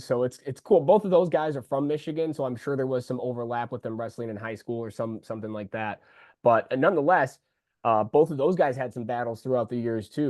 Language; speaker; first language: English; native; English